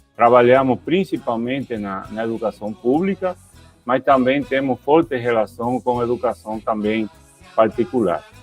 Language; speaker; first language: Portuguese; non-native, fluent; Spanish